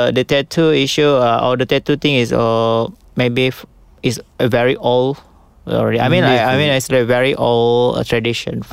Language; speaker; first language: English; non-native, local second language; Malay